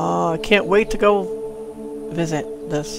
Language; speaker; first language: English; native; English